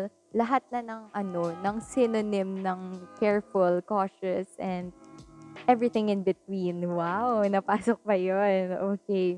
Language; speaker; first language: English; non-native, local second language; Filipino